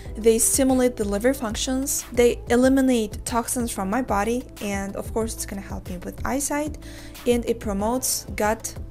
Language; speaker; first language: English; non-native, fluent; Uzbek